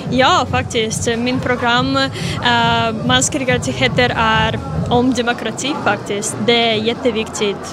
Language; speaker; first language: Swedish; non-native, learner; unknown